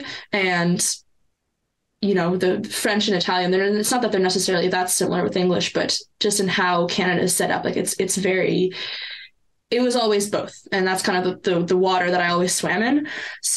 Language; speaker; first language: English; non-native, local second language; French